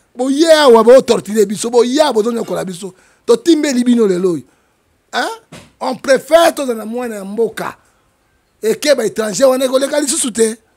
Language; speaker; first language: Lingala; native; Lingala